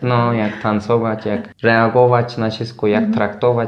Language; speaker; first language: Polish; non-native, learner; Turkish